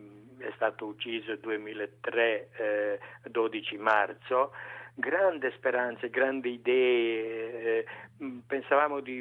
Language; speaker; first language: Italian; non-native, fluent; Serbian